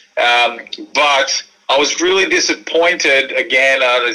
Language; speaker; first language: English; early bilingual, other home language; Croatian